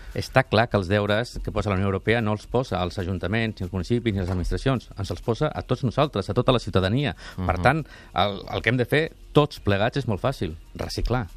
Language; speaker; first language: Catalan; native; Catalan